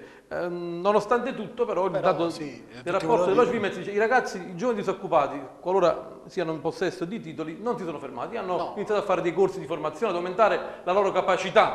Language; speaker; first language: Italian; native; Italian